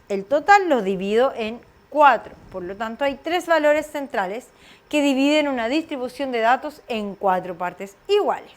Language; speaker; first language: Spanish; native; Spanish